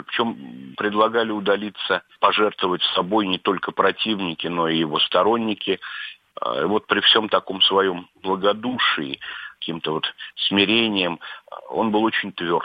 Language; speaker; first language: Russian; native; Russian